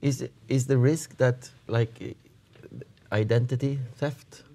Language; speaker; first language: English; non-native, fluent; Norwegian